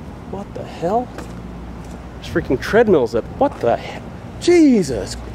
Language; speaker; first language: English; native; English